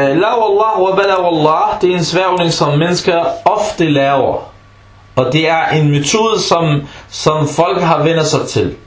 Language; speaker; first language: Danish; non-native, fluent; Arabic